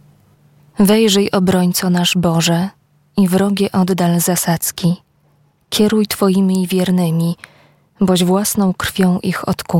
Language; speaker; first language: Polish; native; Polish